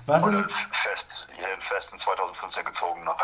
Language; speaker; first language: German; non-native, fluent; Afrikaans